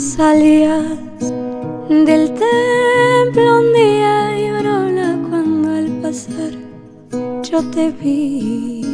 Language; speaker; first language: German; non-native, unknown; Spanish